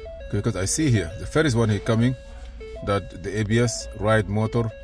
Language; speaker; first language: English; non-native, fluent; Arabic